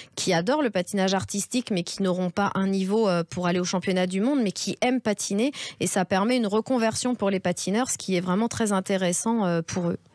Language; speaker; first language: French; native; French